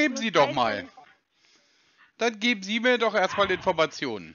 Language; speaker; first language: German; native; German